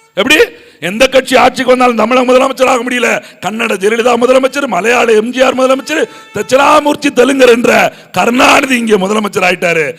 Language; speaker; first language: Tamil; native; Tamil